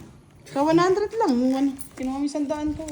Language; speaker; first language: Filipino; native; Filipino